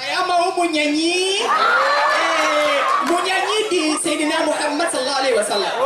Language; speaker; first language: Indonesian; non-native, learner; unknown